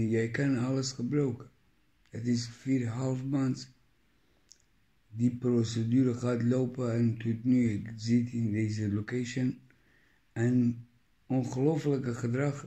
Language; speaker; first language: Dutch; non-native, learner; Persian